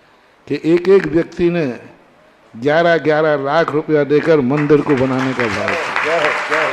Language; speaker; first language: Hindi; native; Hindi